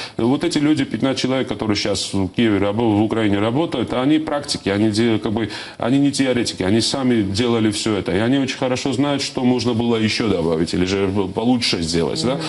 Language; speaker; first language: Russian; non-native, local second language; Georgian